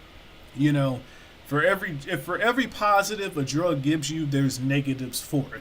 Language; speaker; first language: English; native; English